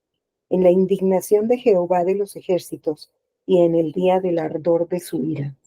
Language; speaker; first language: Spanish; native; Spanish